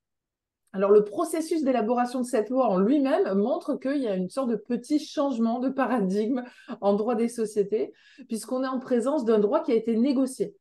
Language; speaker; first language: French; native; French